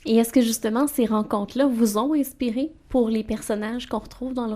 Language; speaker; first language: French; native; French